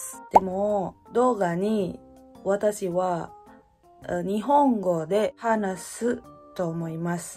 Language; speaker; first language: Japanese; non-native, learner; Indonesian